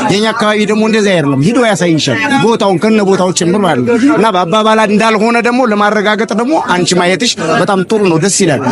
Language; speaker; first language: Amharic; native; Amharic